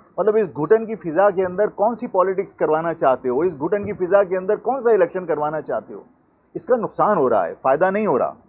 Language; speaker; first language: Urdu; native; Urdu